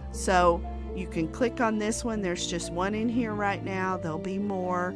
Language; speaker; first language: English; native; English